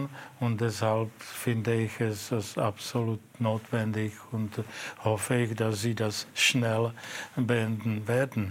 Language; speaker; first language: German; non-native, fluent; Czech